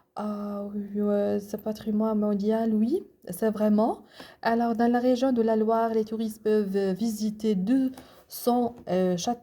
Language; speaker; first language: French; non-native, learner; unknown